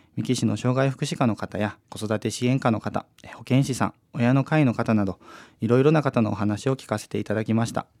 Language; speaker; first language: Japanese; native; Japanese